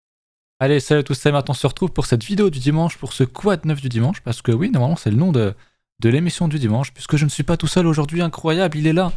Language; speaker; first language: French; native; French